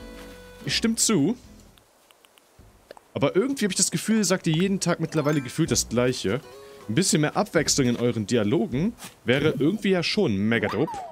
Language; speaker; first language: German; native; German